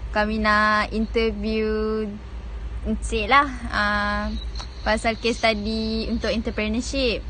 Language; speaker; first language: Malay; native; Malay